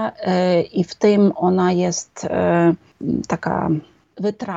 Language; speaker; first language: Polish; non-native, fluent; Ukrainian